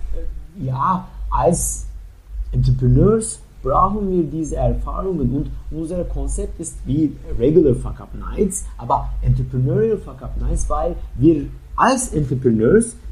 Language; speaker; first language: German; non-native, fluent; Turkish